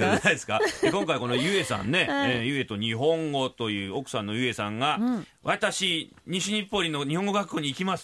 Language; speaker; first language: Japanese; native; Japanese